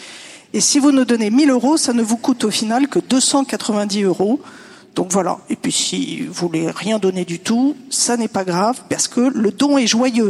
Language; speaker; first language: French; native; French